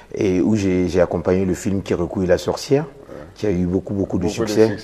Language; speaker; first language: French; non-native, local second language; Mossi